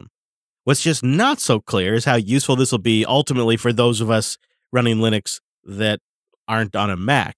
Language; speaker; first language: English; native; English